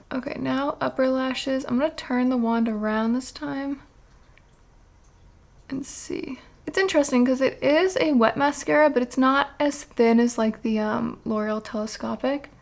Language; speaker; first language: English; native; English